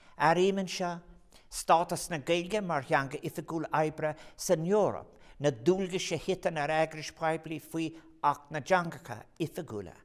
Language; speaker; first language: Irish; non-native, local second language; English